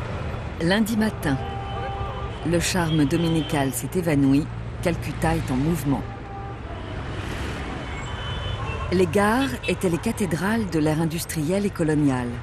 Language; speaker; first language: French; native; French